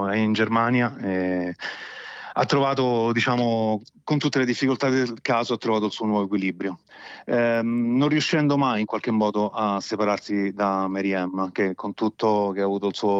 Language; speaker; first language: Italian; native; Italian